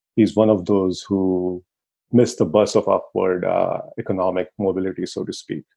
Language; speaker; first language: English; non-native, local second language; Marathi